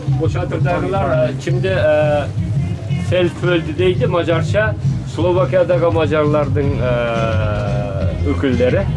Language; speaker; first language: Turkish; non-native, learner; Hungarian